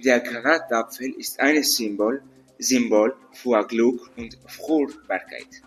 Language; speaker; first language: German; non-native, learner; Greek